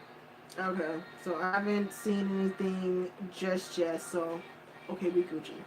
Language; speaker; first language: English; native; English